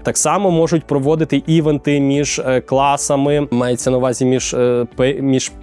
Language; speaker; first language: Ukrainian; native; Ukrainian